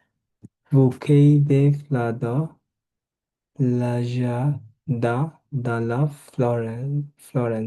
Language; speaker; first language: French; non-native, learner; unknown